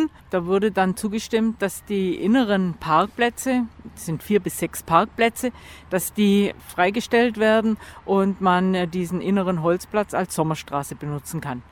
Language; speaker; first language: German; native; German